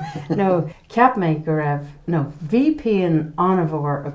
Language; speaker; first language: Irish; non-native, learner; English